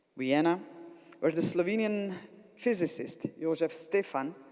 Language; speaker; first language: English; non-native, fluent; Slovenian